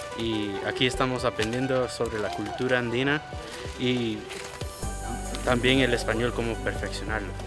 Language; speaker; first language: Spanish; non-native, fluent; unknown